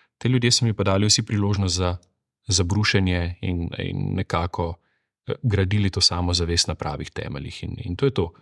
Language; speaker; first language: Slovenian; native; Slovenian